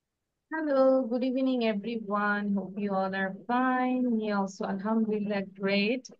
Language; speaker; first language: English; non-native, fluent; Bangla